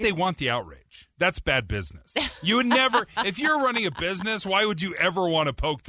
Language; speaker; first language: English; native; English